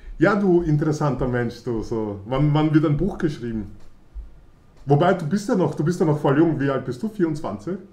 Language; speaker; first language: German; early bilingual, other home language; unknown